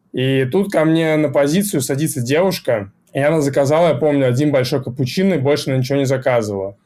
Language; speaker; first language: Russian; native; Russian